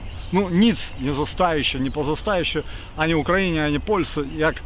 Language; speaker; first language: Polish; non-native, fluent; Ukrainian